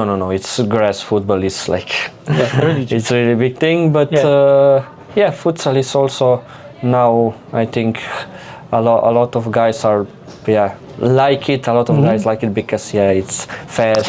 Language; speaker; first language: English; non-native, fluent; Slovenian